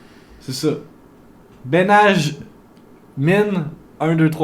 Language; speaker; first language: French; native; French